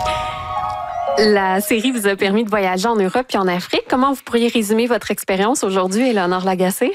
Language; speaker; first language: French; native; French